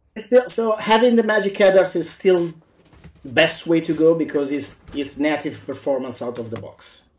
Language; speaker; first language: English; non-native, fluent; Italian